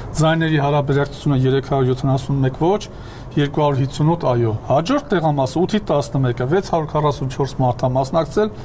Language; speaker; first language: Armenian; native; Armenian